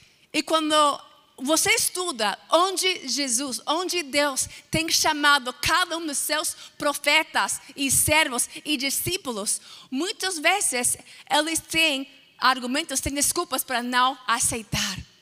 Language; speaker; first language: Portuguese; non-native, fluent; English